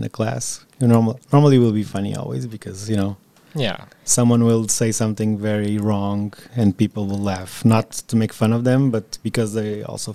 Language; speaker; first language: English; non-native, fluent; Portuguese